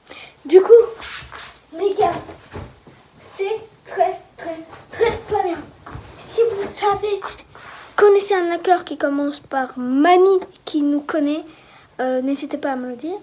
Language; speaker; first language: French; native; French